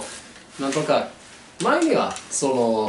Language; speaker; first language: Japanese; non-native, learner; English